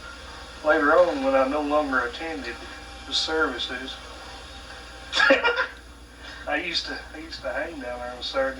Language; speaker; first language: English; native; English